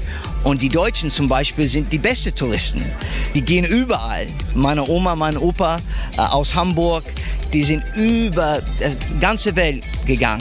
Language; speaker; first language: German; non-native, learner; English